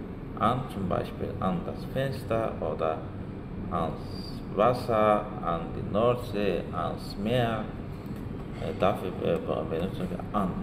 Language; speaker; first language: German; non-native, fluent; Azerbaijani